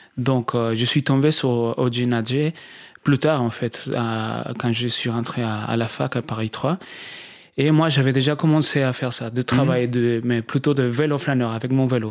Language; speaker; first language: French; non-native, fluent; Spanish